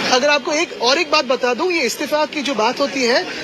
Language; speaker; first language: Hindi; non-native, local second language; Marathi